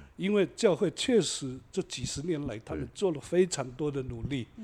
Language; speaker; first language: Chinese; native; Chinese